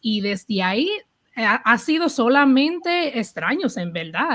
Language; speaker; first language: Spanish; early bilingual, heritage; Spanish